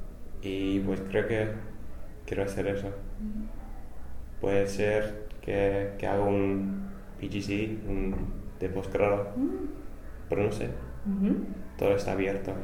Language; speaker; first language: Spanish; non-native, fluent; English